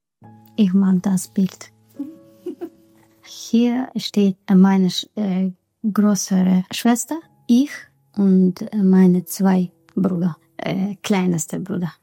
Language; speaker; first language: German; non-native, learner; Russian